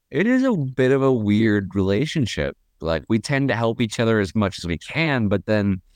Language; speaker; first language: English; native; English